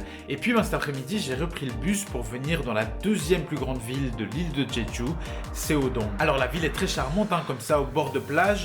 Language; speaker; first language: French; native; French